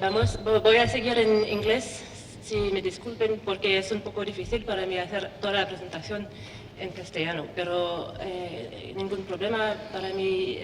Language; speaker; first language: Spanish; non-native, learner; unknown